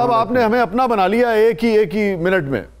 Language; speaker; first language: Urdu; native; Urdu